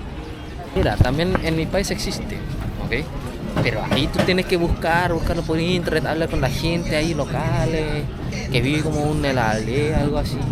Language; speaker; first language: Spanish; non-native, fluent; Indonesian